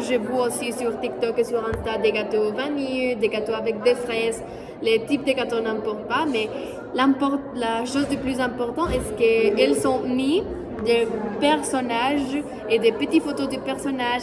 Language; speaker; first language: French; non-native, fluent; Spanish